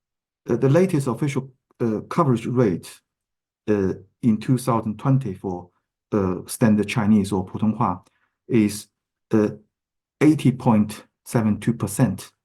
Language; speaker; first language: English; non-native, fluent; Chinese